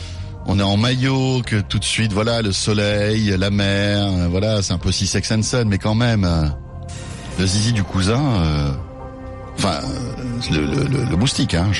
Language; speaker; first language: French; native; French